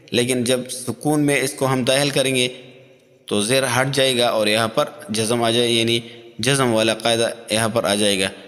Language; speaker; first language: Urdu; non-native, local second language; Pashto